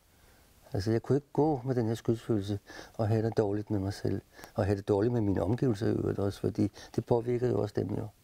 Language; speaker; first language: Danish; native; Danish